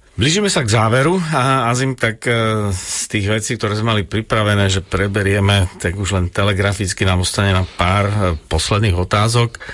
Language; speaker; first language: Slovak; native; Slovak